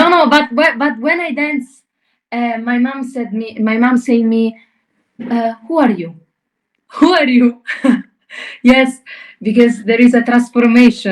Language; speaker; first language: English; non-native, learner; Italian